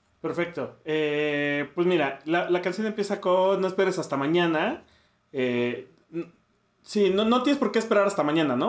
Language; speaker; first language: Spanish; native; Spanish